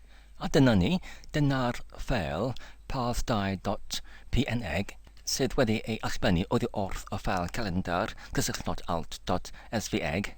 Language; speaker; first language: Welsh; non-native, learner; English